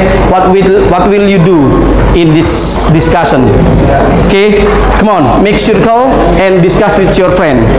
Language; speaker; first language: English; non-native, fluent; Indonesian